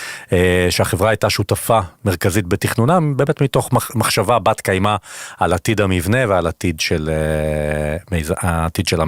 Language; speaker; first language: Hebrew; native; Hebrew